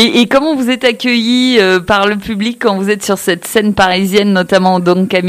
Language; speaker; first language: French; native; French